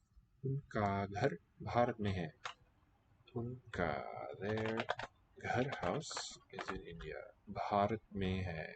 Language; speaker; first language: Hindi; non-native, learner; English